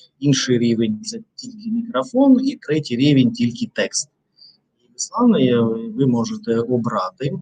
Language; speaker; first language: Ukrainian; non-native, learner; Russian